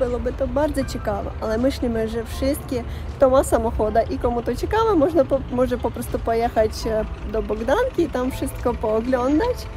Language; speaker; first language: Polish; non-native, learner; Russian